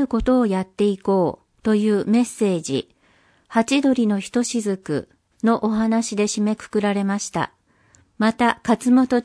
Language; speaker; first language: Japanese; native; Japanese